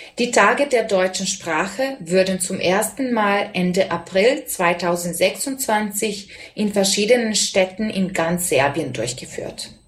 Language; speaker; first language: German; non-native, fluent; Serbian